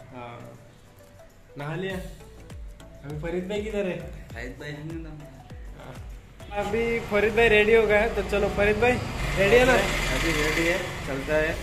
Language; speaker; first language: Hindi; non-native, local second language; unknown